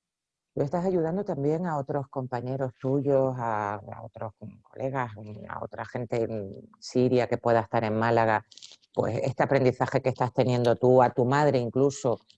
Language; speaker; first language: Spanish; native; Spanish